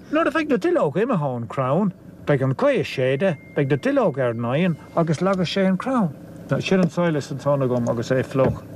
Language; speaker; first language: Irish; native; Irish